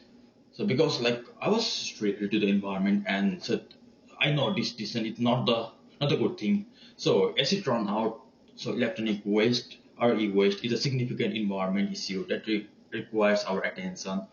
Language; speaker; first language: English; non-native, learner; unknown